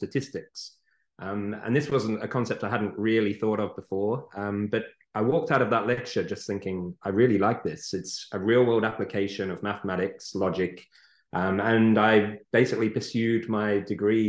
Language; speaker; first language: English; native; English